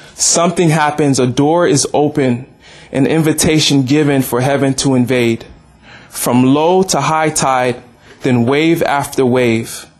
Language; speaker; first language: English; native; English